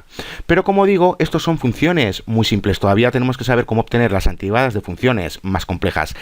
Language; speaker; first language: Spanish; native; Spanish